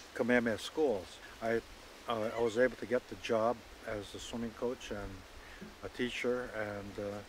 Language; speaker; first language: English; native; English